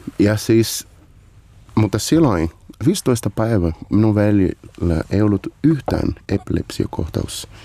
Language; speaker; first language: Finnish; non-native, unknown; Portuguese